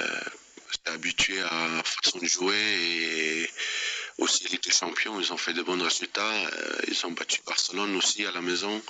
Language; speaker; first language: French; non-native, fluent; Danish